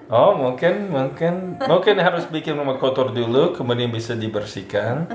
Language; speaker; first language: Indonesian; non-native, fluent; English